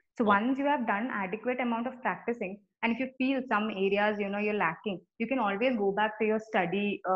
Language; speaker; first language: English; non-native, local second language; Malayalam